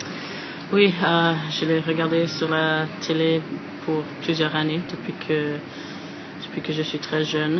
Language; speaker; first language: French; non-native, fluent; English